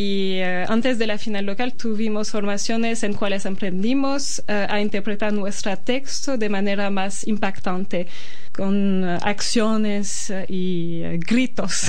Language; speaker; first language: Spanish; non-native, fluent; Albanian